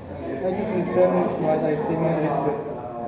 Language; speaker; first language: English; non-native, learner; Indonesian